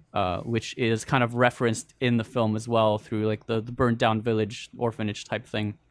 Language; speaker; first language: English; early bilingual, other home language; Arabic